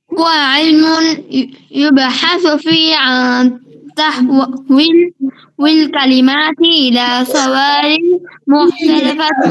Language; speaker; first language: Arabic; non-native, learner; Bangla